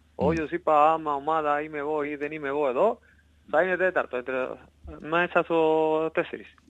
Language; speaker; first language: Greek; non-native, learner; Spanish